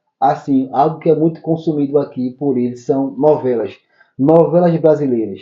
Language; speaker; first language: Portuguese; native; Portuguese